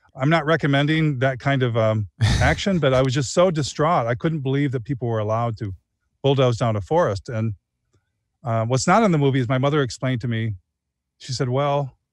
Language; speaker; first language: English; native; English